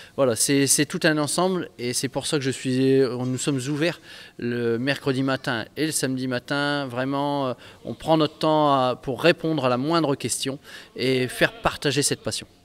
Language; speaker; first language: French; native; French